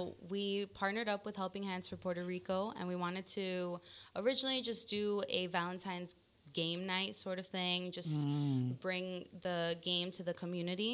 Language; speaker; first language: English; early bilingual, other home language; Spanish